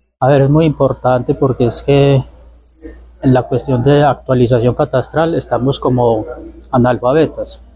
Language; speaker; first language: Spanish; native; Spanish